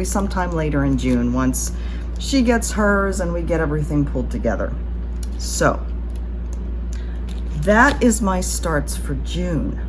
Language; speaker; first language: English; native; English